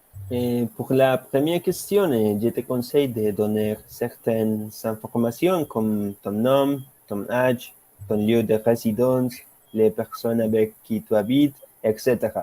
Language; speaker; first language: French; non-native, learner; Spanish